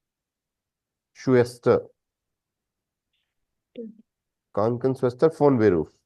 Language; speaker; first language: German; non-native, fluent; Hindi